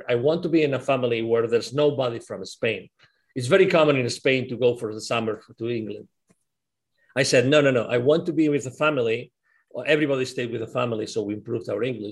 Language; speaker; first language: English; non-native, fluent; Spanish